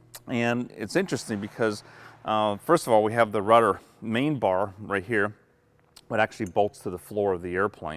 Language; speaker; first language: English; native; English